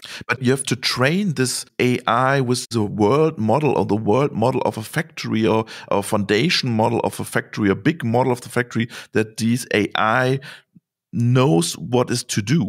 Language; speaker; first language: English; non-native, fluent; German